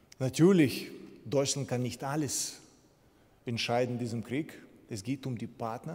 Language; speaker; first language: German; non-native, fluent; Ukrainian